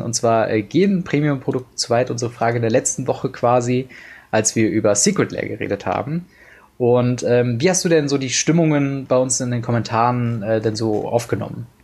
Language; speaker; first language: German; native; German